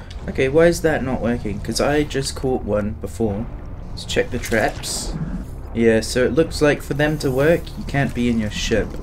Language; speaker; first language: English; native; English